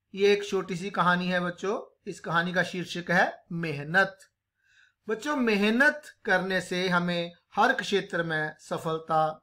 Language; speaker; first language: Hindi; non-native, local second language; Punjabi